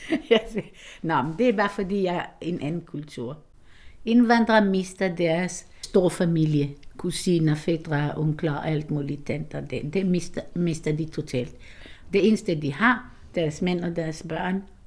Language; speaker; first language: Danish; non-native, fluent; Hebrew